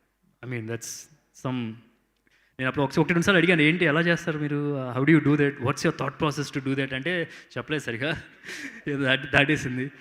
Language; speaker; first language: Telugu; native; Telugu